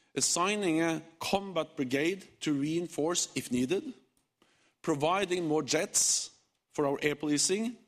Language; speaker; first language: English; non-native, fluent; Norwegian